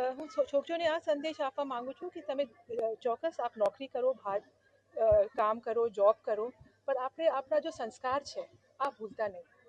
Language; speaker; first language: Gujarati; non-native, local second language; Hindi